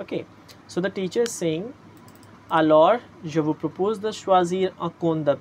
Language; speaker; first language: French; non-native, fluent; Hindi